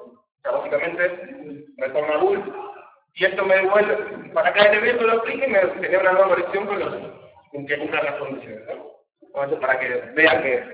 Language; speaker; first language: Spanish; native; Spanish